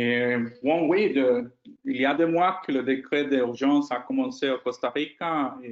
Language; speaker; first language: French; non-native, fluent; Spanish